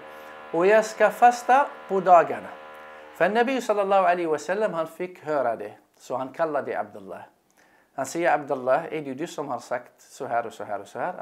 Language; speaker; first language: Swedish; non-native, fluent; Arabic